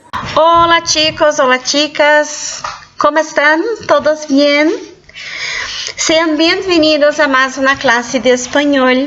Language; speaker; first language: Spanish; non-native, fluent; Portuguese